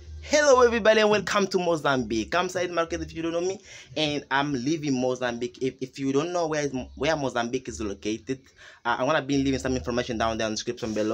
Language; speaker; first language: English; non-native, learner; Makhuwa